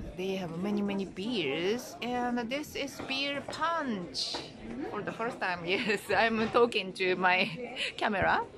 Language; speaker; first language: English; non-native, learner; Japanese